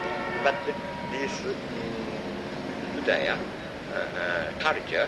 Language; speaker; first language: English; non-native, learner; Japanese